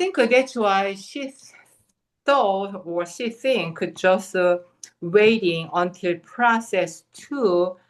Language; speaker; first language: English; non-native, fluent; Korean